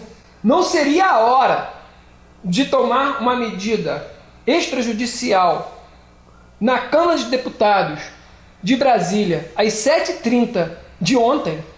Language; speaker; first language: Portuguese; native; Portuguese